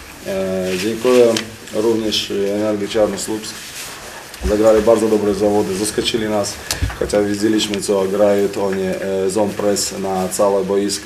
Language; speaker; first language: Polish; non-native, fluent; Russian